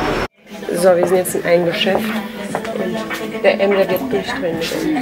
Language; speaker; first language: German; early bilingual, other home language; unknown